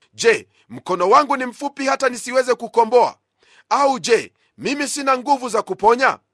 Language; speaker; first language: Swahili; non-native, local second language; Luyia